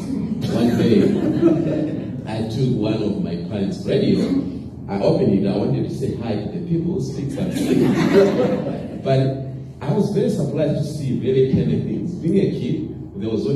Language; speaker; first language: English; non-native, local second language; Nyanja